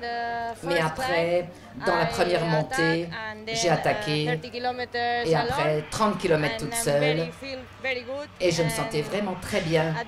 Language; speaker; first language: French; non-native, fluent; Spanish